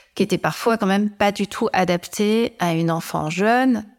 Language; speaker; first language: French; native; French